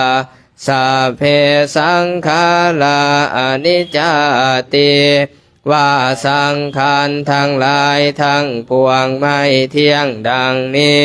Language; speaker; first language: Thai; native; Thai